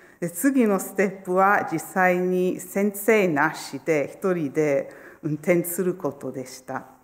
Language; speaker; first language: Japanese; non-native, fluent; Italian